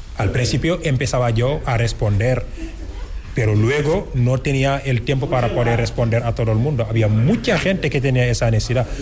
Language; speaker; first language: Spanish; non-native, fluent; Wolof